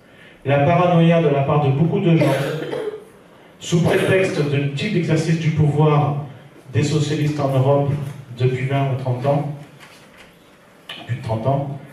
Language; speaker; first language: French; native; French